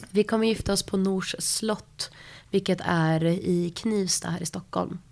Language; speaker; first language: Swedish; early bilingual, other home language; Russian